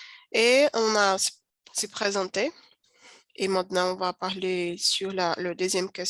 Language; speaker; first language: French; non-native, learner; Portuguese